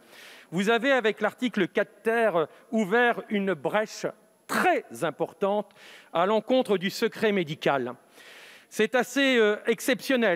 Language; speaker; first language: French; native; French